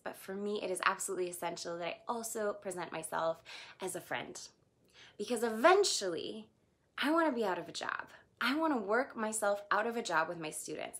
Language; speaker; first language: English; native; English